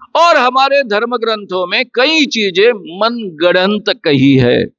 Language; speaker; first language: Hindi; non-native, local second language; Marathi